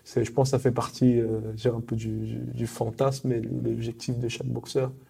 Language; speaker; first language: French; early bilingual, other home language; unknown